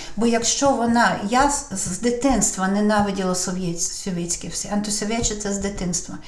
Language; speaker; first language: Ukrainian; non-native, local second language; Russian